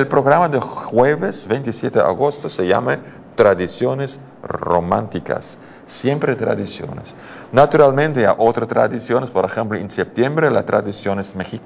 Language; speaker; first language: Spanish; non-native, learner; Dutch